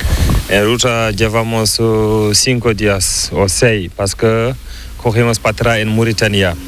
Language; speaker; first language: Spanish; non-native, learner; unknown